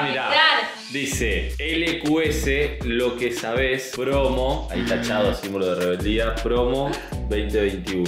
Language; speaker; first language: Spanish; native; Spanish